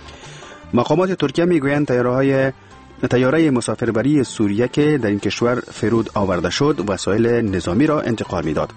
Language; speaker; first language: Persian; native; Persian